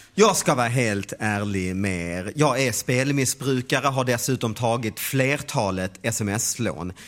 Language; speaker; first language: Swedish; native; Swedish